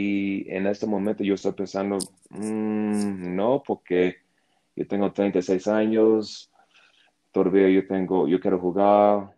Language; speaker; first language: Spanish; non-native, learner; English